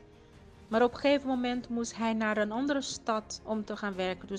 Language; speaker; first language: Dutch; early bilingual, other home language; Portuguese